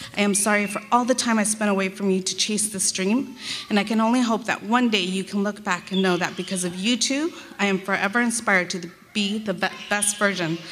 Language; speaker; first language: English; early bilingual, other home language; Spanish